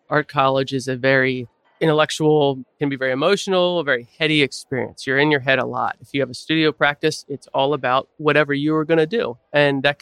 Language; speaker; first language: English; native; English